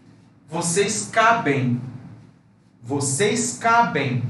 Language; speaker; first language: Portuguese; non-native, fluent; Spanish